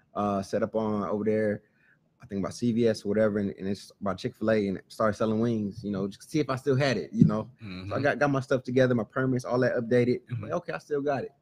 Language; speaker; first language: English; native; English